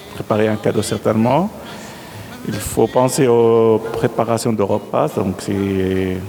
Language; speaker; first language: French; non-native, fluent; Arabic